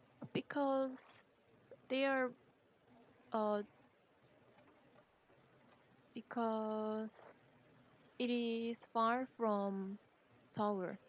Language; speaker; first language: English; non-native, learner; Korean